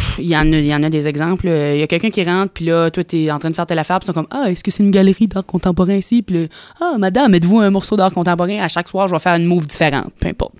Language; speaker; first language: French; native; French